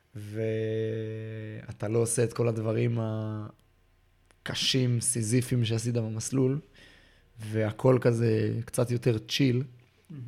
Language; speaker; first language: Hebrew; native; Hebrew